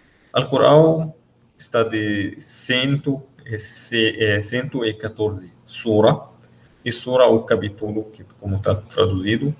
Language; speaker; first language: Portuguese; non-native, learner; Arabic